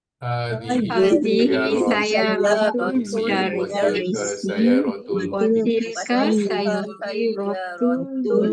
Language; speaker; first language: Arabic; non-native, learner; Malay